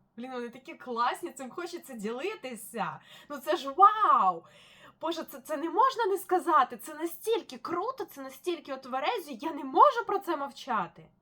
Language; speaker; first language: Ukrainian; non-native, local second language; Russian